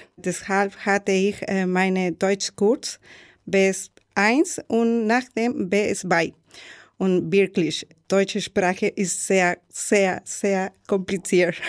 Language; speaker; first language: German; non-native, learner; Spanish